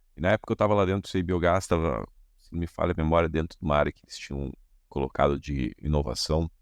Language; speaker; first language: Portuguese; native; Portuguese